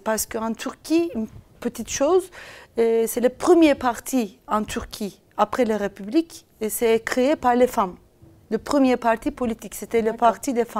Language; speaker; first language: French; non-native, fluent; Turkish